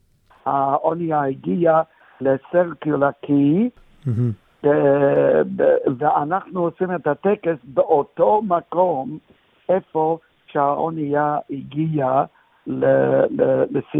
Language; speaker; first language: Hebrew; non-native, fluent; English